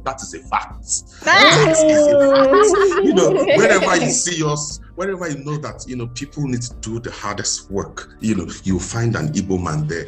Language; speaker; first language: English; non-native, local second language; Igbo